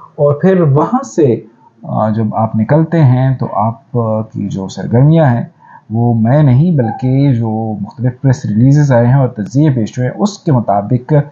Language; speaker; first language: Urdu; non-native, local second language; Pashto